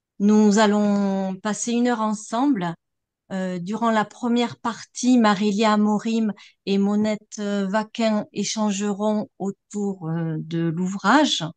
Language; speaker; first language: French; native; French